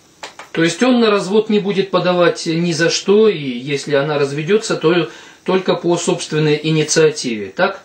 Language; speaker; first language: Russian; native; Russian